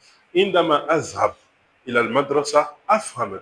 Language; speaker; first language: Arabic; non-native, fluent; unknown